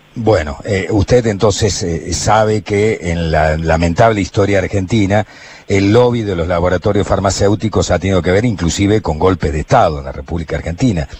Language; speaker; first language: Spanish; native; Spanish